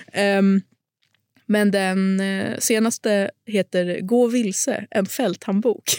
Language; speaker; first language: Swedish; early bilingual, other home language; Russian